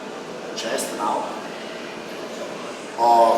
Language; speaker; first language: English; non-native, learner; Italian